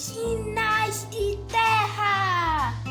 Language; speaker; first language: Portuguese; non-native, learner; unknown